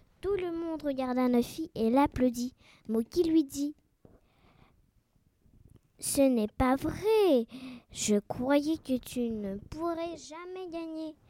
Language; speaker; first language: French; non-native, learner; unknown